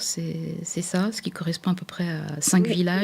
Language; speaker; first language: French; native; French